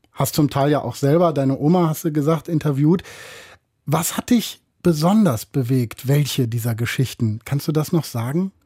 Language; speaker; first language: German; native; German